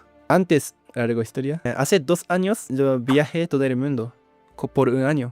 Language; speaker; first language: Spanish; non-native, learner; Japanese